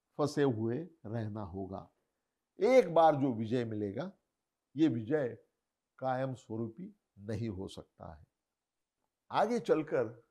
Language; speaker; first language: Hindi; non-native, local second language; Marathi